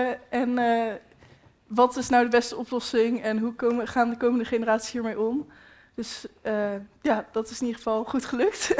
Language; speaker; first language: Dutch; native; Dutch